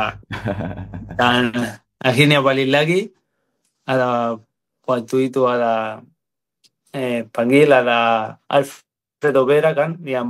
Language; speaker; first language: Indonesian; non-native, fluent; Spanish